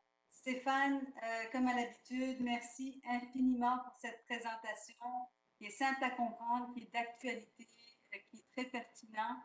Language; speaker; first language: French; native; French